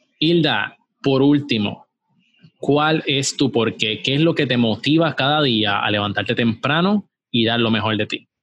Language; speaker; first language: Spanish; native; Spanish